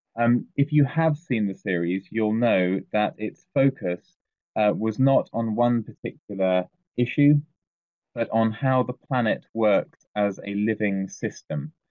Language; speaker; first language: English; native; English